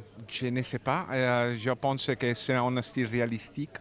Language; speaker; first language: French; non-native, learner; Italian